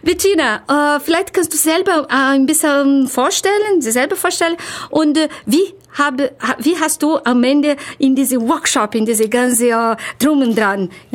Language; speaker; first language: German; non-native, fluent; Portuguese